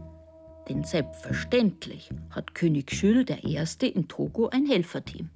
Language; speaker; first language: German; native; German